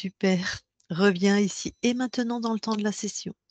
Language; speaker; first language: French; native; French